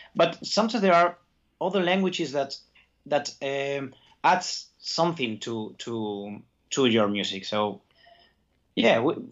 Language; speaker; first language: English; early bilingual, other home language; Basque